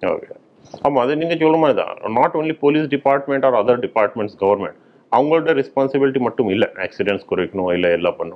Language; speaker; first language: Tamil; non-native, fluent; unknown